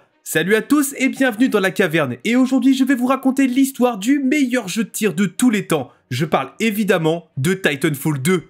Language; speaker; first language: French; native; French